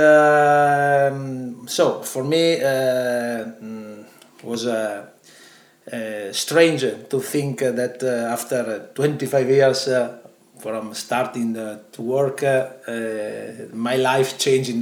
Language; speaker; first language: English; non-native, learner; Italian